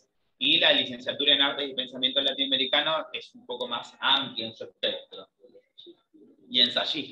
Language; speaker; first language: Spanish; native; Spanish